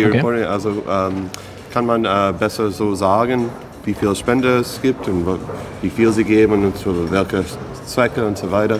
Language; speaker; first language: German; non-native, fluent; English